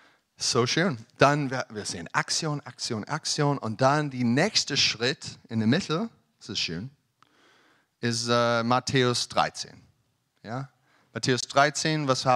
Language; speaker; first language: German; non-native, learner; English